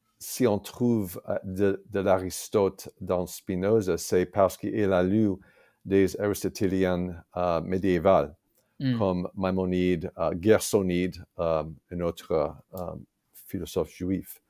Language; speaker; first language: French; non-native, fluent; English